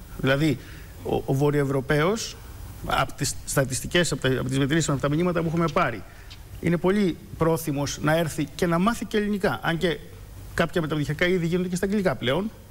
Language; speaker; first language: Greek; native; Greek